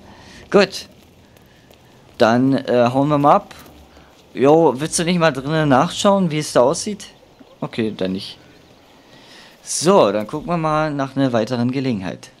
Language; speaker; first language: German; native; German